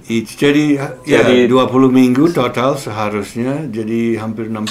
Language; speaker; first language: Indonesian; non-native, fluent; English